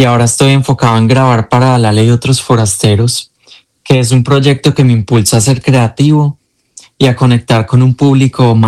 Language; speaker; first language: Spanish; native; Spanish